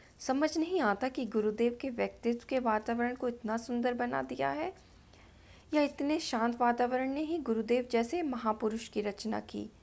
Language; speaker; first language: Hindi; native; Hindi